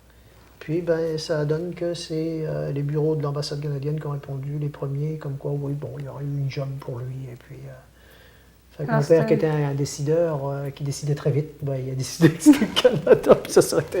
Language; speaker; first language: French; native; French